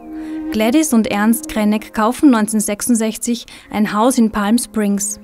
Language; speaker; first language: German; native; German